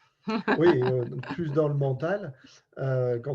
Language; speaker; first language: French; native; French